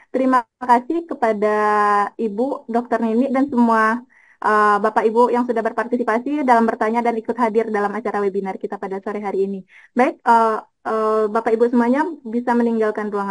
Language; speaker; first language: Indonesian; native; Indonesian